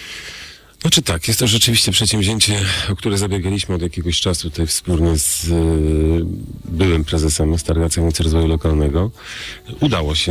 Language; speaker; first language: Polish; native; Polish